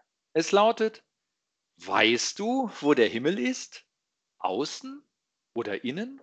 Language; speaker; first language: German; native; German